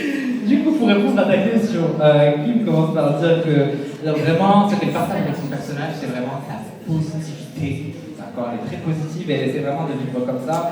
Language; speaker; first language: French; native; French